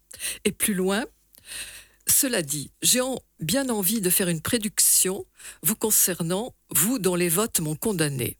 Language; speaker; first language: French; native; French